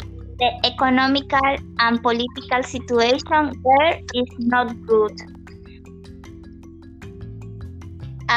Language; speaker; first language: English; non-native, fluent; Spanish